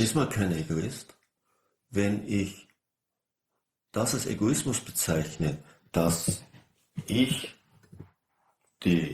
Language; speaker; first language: German; native; German